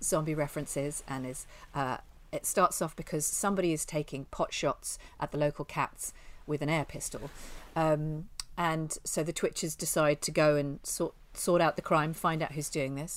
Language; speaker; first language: English; native; English